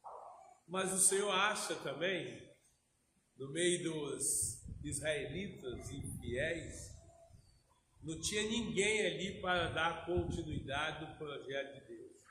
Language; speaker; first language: Portuguese; native; Portuguese